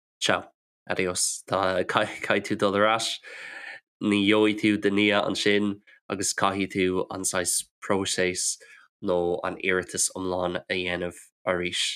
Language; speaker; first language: Irish; non-native, local second language; English